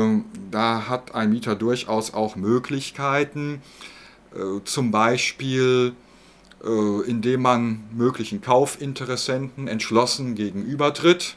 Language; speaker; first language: German; native; German